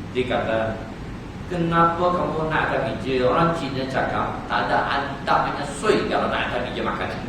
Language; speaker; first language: Malay; non-native, local second language; Chinese